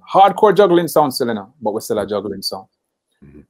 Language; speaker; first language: English; native; English